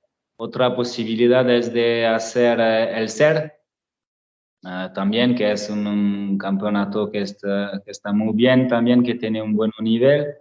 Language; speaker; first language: Spanish; non-native, learner; French